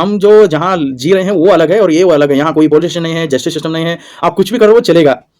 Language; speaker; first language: Hindi; non-native, local second language; Kannada